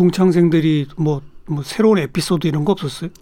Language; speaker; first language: Korean; native; Korean